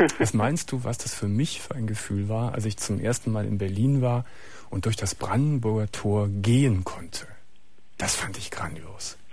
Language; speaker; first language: German; native; German